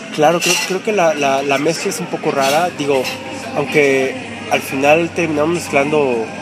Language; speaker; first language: Spanish; native; Spanish